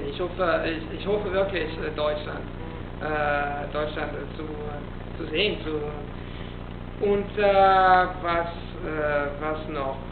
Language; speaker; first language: German; non-native, fluent; Italian